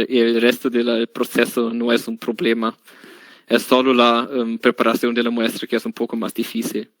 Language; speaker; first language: Spanish; non-native, learner; German